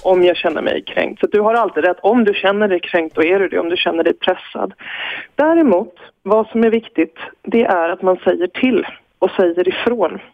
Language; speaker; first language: Swedish; native; Swedish